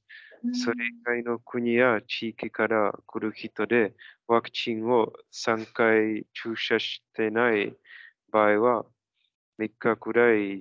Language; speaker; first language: Japanese; non-native, learner; Czech